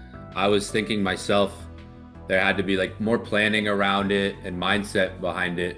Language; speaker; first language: English; native; English